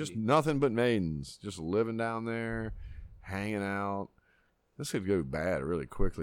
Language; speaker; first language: English; native; English